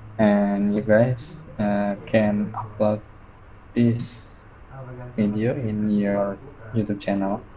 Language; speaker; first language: English; non-native, fluent; Indonesian